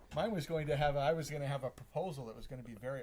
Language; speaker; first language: English; native; English